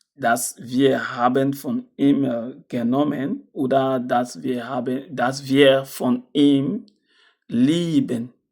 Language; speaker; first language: German; non-native, learner; French